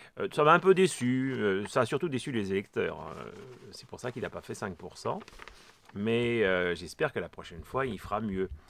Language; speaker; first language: French; native; French